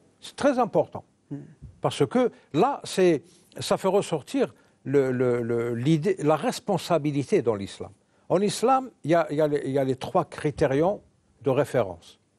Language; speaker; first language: French; non-native, local second language; Arabic